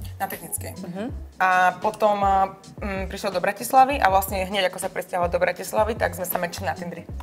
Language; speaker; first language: Slovak; native; Slovak